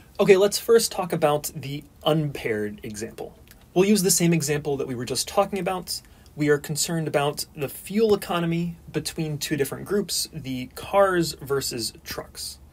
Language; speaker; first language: English; native; English